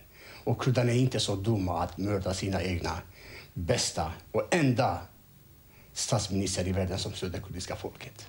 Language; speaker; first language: Swedish; non-native, fluent; Kurdish